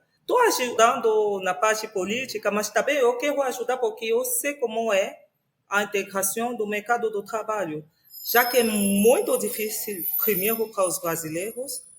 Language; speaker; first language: Portuguese; non-native, fluent; French